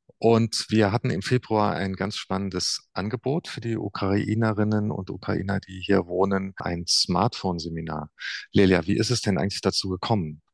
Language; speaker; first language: German; native; German